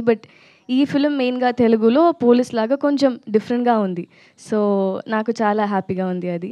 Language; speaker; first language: Telugu; non-native, learner; Tamil